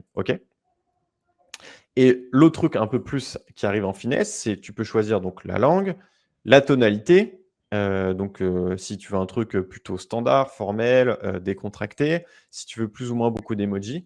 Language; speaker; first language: French; native; French